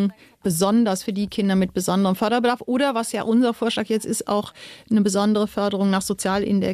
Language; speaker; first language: German; native; German